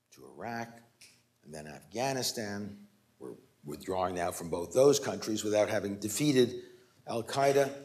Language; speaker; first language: English; native; English